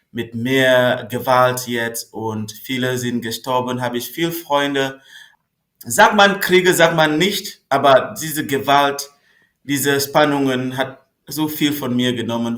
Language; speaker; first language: German; non-native, fluent; Northern Sotho